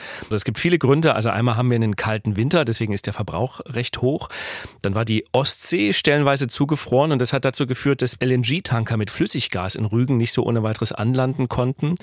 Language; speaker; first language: German; native; German